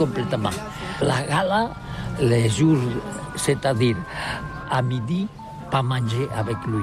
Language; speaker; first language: French; non-native, learner; Catalan